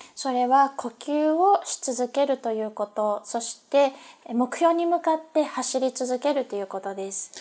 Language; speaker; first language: Japanese; native; Japanese